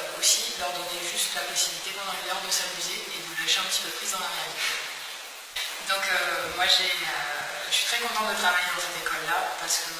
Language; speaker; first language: French; native; French